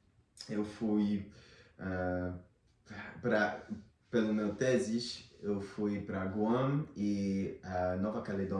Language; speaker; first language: Portuguese; non-native, fluent; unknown